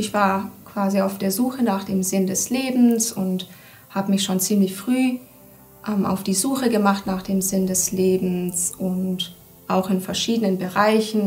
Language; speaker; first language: German; early bilingual, other home language; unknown